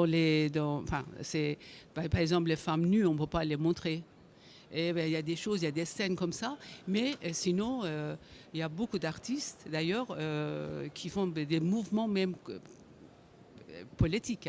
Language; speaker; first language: French; non-native, fluent; Persian